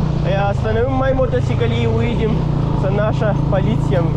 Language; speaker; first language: Russian; non-native, learner; Pashto